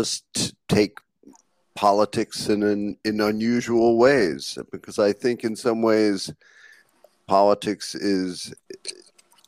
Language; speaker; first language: English; native; English